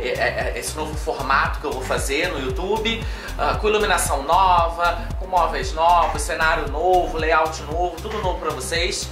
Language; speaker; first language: Portuguese; native; Portuguese